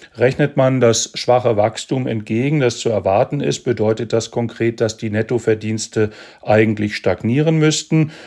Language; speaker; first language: German; native; German